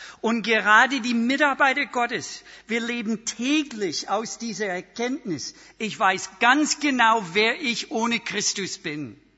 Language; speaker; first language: German; non-native, fluent; English